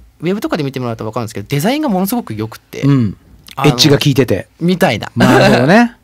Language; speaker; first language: Japanese; native; Japanese